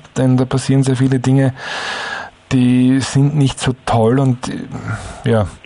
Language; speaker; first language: German; native; German